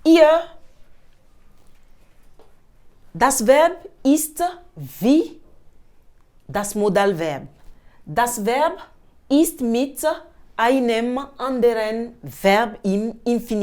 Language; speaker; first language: German; non-native, fluent; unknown